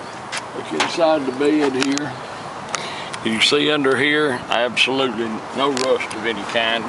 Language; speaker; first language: English; native; English